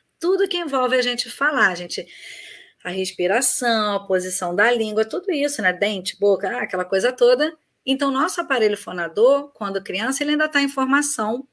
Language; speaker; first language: Portuguese; native; Portuguese